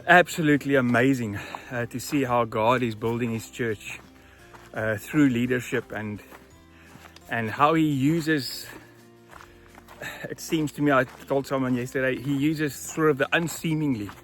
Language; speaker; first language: English; non-native, local second language; Afrikaans